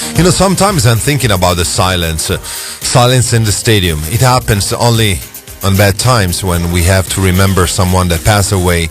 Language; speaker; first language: English; non-native, fluent; Italian